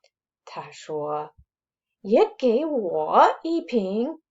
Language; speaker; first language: Chinese; non-native, fluent; English